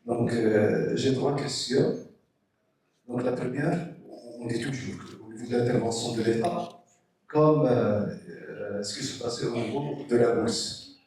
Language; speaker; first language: French; non-native, local second language; Arabic